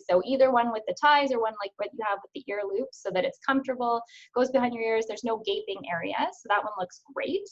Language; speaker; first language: English; native; English